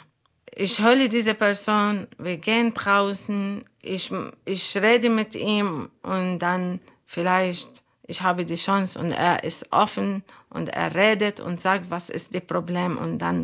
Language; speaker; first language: German; non-native, learner; Arabic